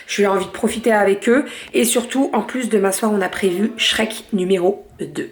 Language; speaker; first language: French; native; French